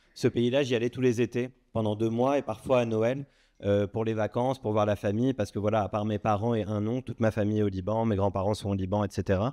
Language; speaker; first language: French; early bilingual, other home language; Arabic